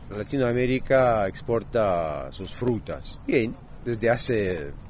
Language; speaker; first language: Spanish; native; Spanish